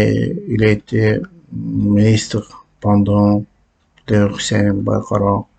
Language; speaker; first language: French; non-native, learner; Uzbek